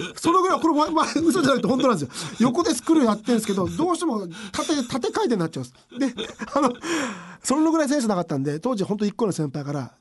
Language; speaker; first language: Japanese; native; Japanese